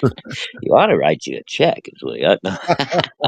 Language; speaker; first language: English; native; English